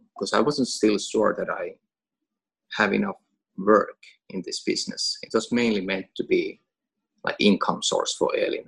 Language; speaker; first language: English; non-native, fluent; Finnish